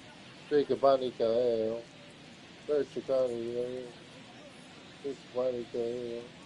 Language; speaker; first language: Korean; non-native, learner; English